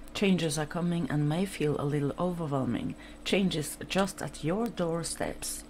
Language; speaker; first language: English; non-native, fluent; Norwegian